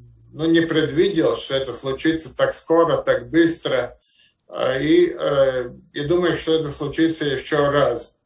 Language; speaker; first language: Russian; non-native, fluent; Latvian